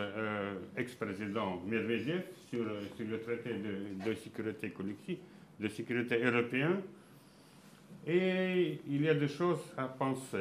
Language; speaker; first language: French; non-native, fluent; Russian